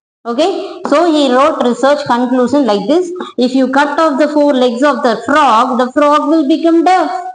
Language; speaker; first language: English; non-native, local second language; Tamil